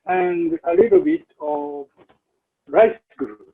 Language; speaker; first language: English; non-native, learner; Japanese